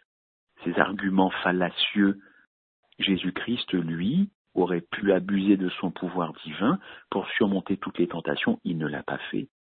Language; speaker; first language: French; native; French